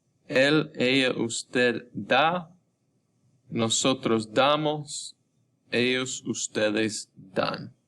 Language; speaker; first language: Spanish; non-native, fluent; English